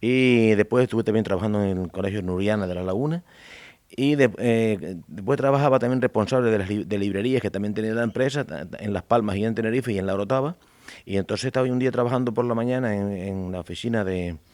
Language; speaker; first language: Spanish; native; Spanish